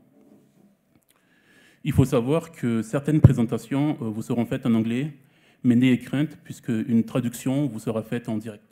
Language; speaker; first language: French; native; French